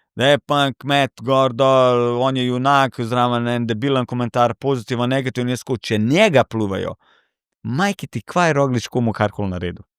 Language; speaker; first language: Slovenian; non-native, local second language; Serbian